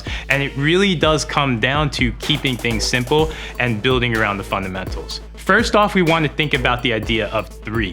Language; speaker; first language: English; native; English